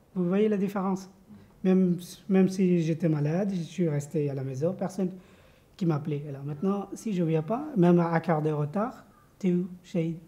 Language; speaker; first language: French; non-native, fluent; Bangla